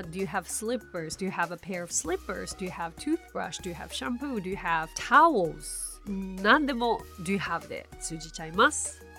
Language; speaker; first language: English; non-native, fluent; Japanese